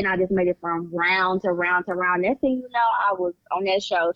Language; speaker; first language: English; native; English